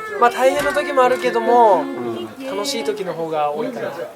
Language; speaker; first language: Japanese; native; Japanese